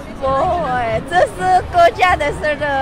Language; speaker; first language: Chinese; non-native, learner; Indonesian